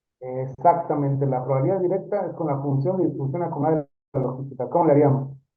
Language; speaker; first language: Spanish; native; Spanish